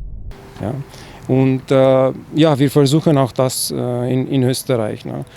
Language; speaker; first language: German; non-native, fluent; Chinese